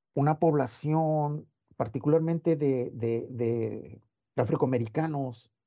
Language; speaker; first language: Spanish; native; Spanish